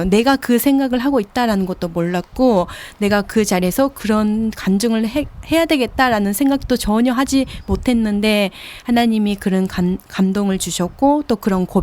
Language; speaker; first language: Korean; early bilingual, heritage; Korean